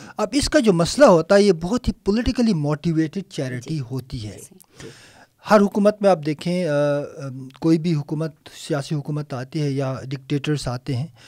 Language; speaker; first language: Urdu; non-native, local second language; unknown